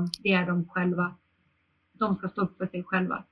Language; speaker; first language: Swedish; early bilingual, other home language; Bosnian